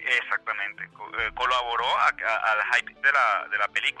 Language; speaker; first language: Spanish; native; Spanish